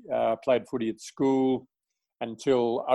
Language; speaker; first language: English; native; English